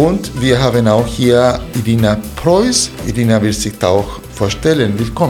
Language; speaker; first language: German; non-native, fluent; Spanish